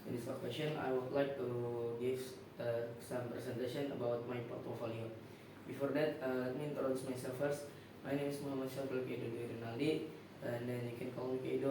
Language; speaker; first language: English; non-native, learner; Indonesian